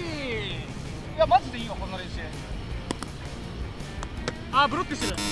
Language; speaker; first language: Japanese; native; Japanese